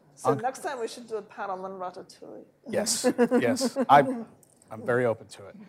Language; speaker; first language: English; early bilingual, other home language; Russian